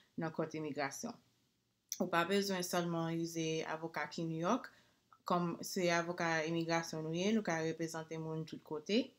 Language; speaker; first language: Haitian Creole; early bilingual, heritage; English